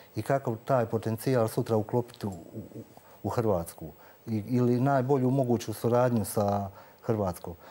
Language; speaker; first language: Croatian; native; Croatian